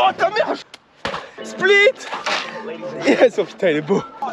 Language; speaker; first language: French; native; French